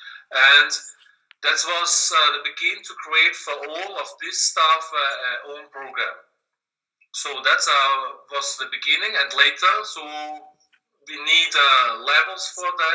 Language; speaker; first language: English; non-native, learner; German